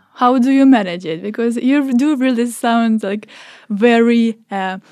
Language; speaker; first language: English; non-native, fluent; Ukrainian